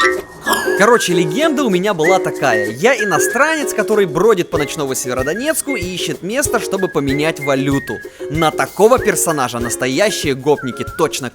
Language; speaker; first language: Russian; native; Russian